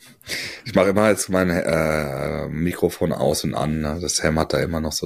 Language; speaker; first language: German; native; German